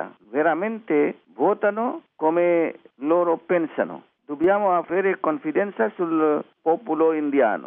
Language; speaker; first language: Italian; non-native, learner; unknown